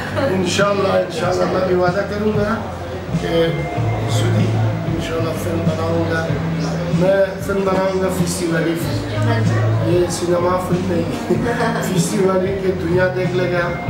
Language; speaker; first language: Hindi; non-native, learner; Persian